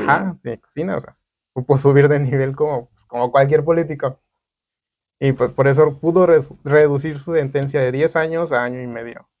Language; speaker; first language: Spanish; native; Spanish